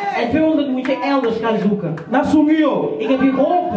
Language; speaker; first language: Dutch; early bilingual, other home language; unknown